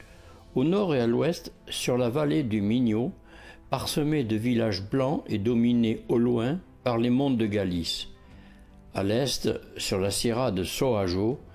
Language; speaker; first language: French; native; French